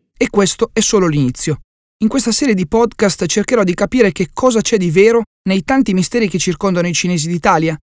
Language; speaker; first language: Italian; native; Italian